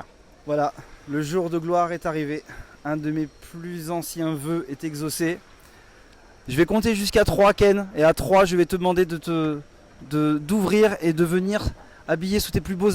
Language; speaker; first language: French; native; French